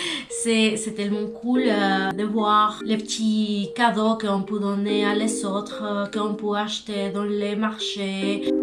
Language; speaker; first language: French; non-native, learner; Spanish